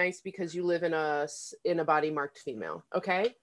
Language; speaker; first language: English; native; English